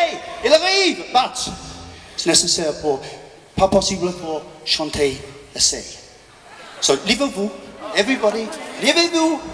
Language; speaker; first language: French; non-native, learner; English